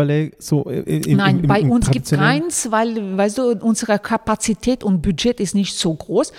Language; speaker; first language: German; non-native, fluent; Russian